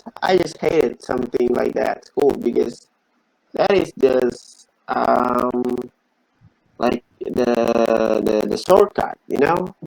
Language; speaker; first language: English; non-native, learner; Indonesian